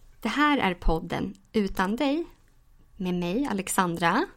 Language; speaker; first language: Swedish; native; Swedish